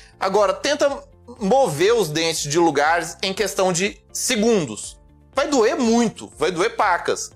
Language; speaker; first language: Portuguese; native; Portuguese